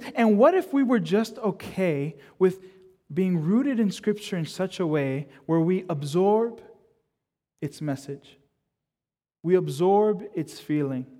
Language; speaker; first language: English; native; English